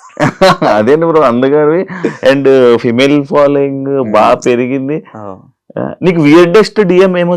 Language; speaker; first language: Telugu; native; Telugu